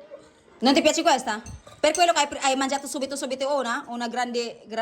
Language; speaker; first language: Italian; non-native, fluent; Filipino